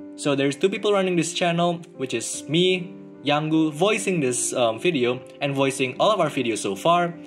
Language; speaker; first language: English; non-native, fluent; Indonesian